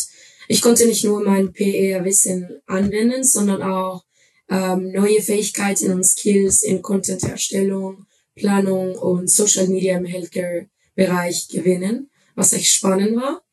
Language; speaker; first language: German; non-native, fluent; Spanish